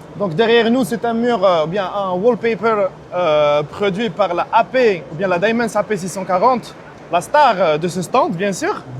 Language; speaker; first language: French; non-native, local second language; Arabic